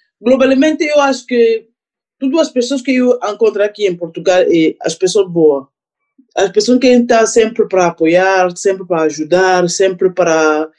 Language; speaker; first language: Portuguese; non-native, learner; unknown